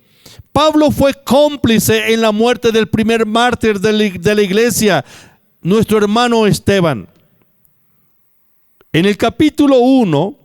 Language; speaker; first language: Spanish; native; Spanish